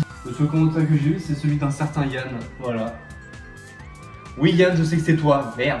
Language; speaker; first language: French; native; French